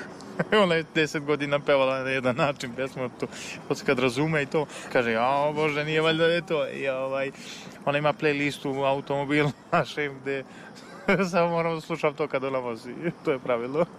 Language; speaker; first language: Serbian; native; Serbian